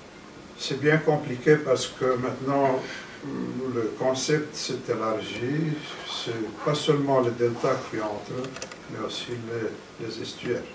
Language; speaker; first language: French; non-native, fluent; Romanian